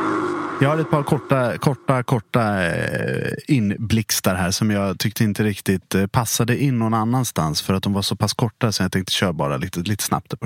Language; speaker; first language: Swedish; native; Swedish